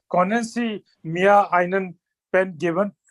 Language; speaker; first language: German; non-native, learner; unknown